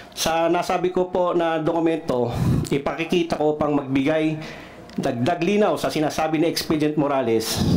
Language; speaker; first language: Filipino; non-native, local second language; Cebuano